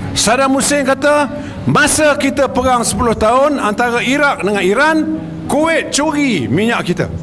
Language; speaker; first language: Malay; native; Malay